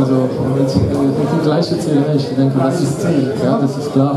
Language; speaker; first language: German; non-native, fluent; French